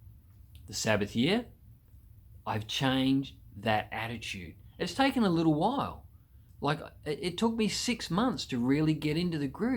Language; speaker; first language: English; native; English